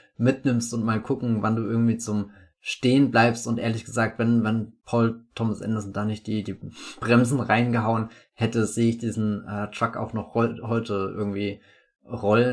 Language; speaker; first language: German; native; German